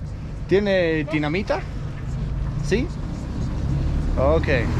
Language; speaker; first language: Spanish; non-native, learner; Danish